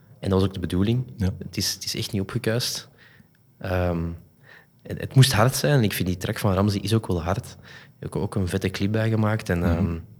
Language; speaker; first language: Dutch; native; Dutch